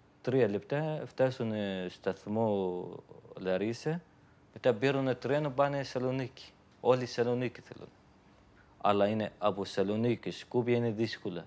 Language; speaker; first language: Greek; non-native, learner; Arabic